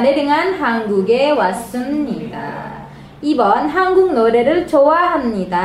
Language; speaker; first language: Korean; non-native, fluent; Indonesian